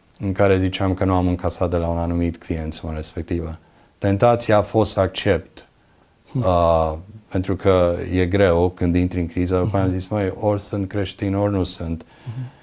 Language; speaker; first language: Romanian; early bilingual, other home language; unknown